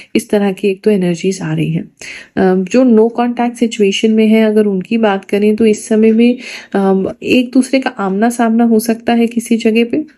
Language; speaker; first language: Hindi; native; Hindi